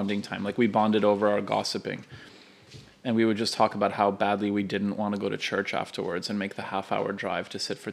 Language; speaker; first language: English; non-native, fluent; Polish